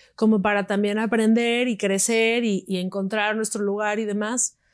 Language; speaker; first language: Spanish; native; Spanish